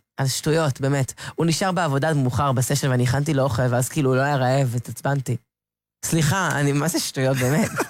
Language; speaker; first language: Hebrew; native; Hebrew